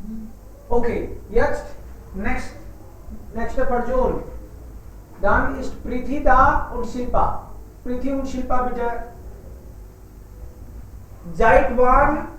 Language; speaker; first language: German; non-native, fluent; Hindi